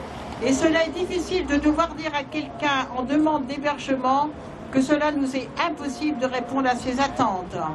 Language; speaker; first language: French; native; French